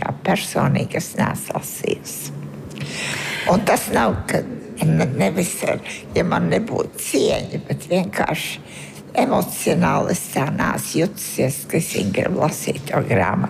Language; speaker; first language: Latvian; non-native, fluent; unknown